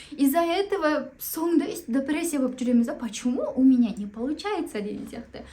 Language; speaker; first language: Russian; non-native, local second language; Kazakh